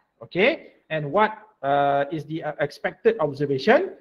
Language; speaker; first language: English; non-native, local second language; Malay